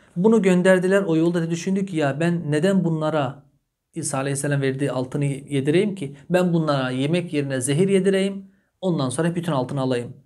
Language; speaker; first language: Turkish; early bilingual, heritage; Turkish